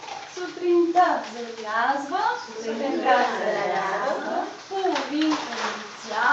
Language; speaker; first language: Bulgarian; native; Bulgarian